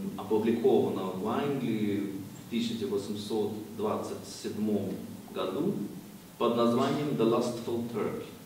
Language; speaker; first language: Russian; non-native, fluent; Swedish